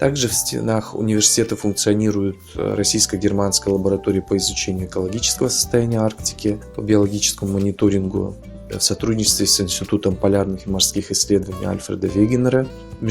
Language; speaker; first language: Russian; non-native, local second language; Yakut